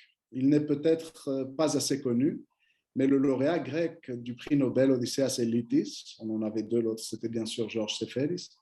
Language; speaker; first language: French; non-native, fluent; Greek